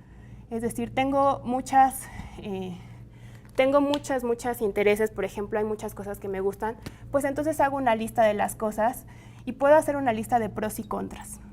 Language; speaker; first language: Spanish; native; Spanish